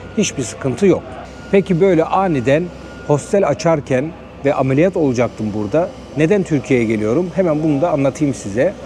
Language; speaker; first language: Turkish; native; Turkish